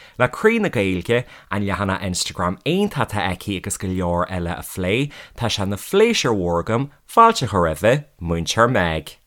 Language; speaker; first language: Irish; native; Irish